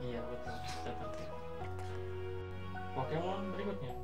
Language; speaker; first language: Indonesian; native; Indonesian